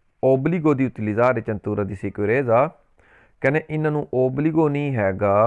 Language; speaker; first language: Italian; non-native, learner; Punjabi